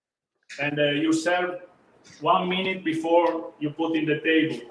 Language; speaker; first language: English; non-native, learner; Italian